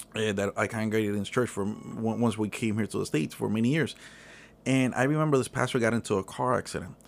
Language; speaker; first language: English; early bilingual, other home language; Spanish